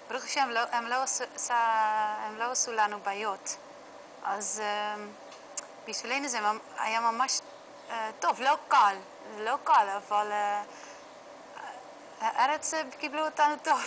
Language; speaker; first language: Hebrew; non-native, learner; Dutch